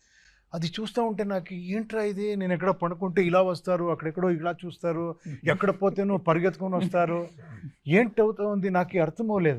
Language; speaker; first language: Telugu; non-native, local second language; Kannada